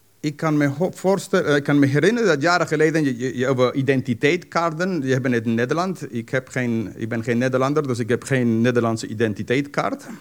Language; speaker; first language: Dutch; non-native, fluent; English